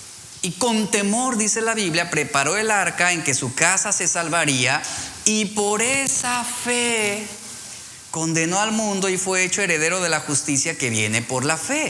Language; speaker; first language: Spanish; native; Spanish